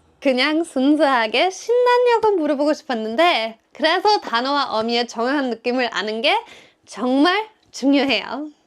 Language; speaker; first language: Korean; non-native, fluent; German